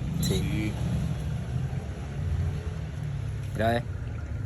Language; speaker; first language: Spanish; native; Spanish